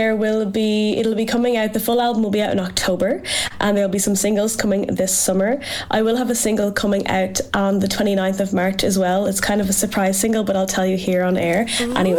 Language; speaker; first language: English; native; English